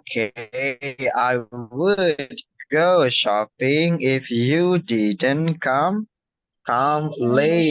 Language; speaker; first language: English; non-native, fluent; Indonesian